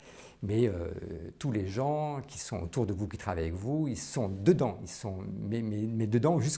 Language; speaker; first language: French; native; French